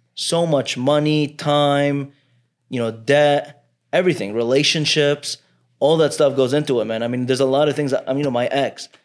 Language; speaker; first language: English; early bilingual, other home language; Arabic